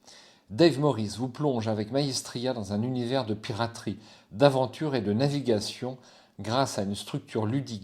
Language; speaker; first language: French; native; French